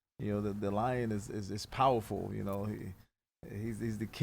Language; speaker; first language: English; native; English